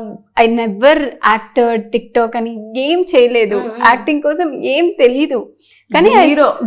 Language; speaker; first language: Telugu; non-native, learner; Tamil